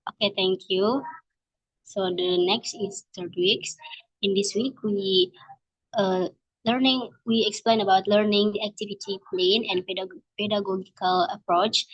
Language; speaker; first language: English; non-native, learner; Indonesian